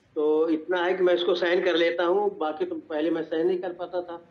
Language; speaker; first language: Hindi; native; Hindi